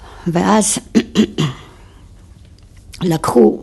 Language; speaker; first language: Hebrew; non-native, fluent; Yiddish